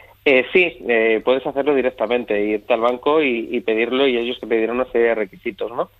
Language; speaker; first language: Spanish; native; Spanish